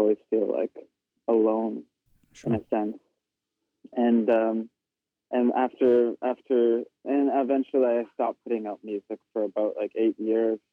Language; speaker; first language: English; native; English